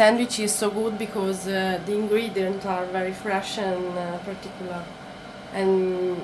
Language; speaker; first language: English; non-native, learner; Italian